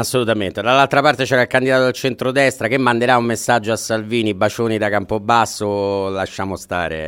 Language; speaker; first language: Italian; native; Italian